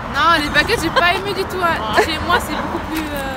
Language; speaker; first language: French; non-native, learner; Spanish